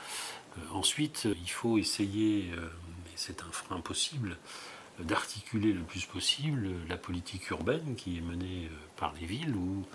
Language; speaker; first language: French; native; French